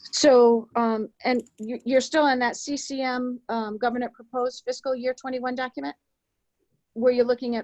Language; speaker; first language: English; native; English